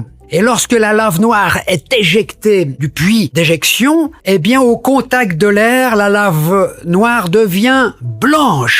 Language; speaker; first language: French; native; French